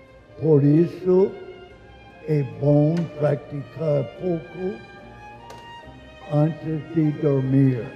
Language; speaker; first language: Portuguese; non-native, learner; English